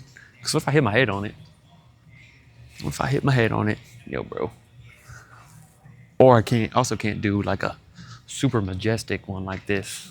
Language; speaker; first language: English; native; English